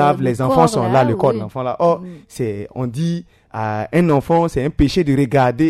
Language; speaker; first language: French; non-native, local second language; Sango